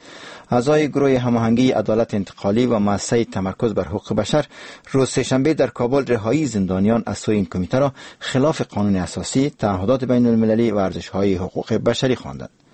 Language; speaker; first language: Persian; native; Persian